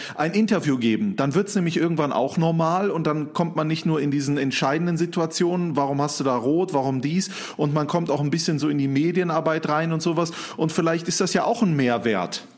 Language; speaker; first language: German; native; German